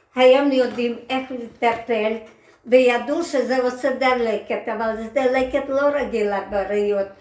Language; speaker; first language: Hebrew; non-native, fluent; Ukrainian